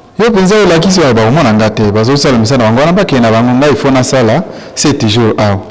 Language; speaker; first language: Lingala; non-native, local second language; Swahili